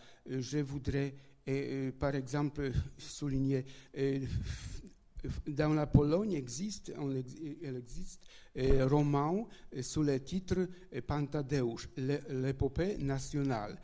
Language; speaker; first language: French; non-native, learner; Polish